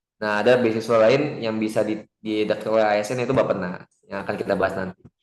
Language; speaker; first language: Indonesian; native; Indonesian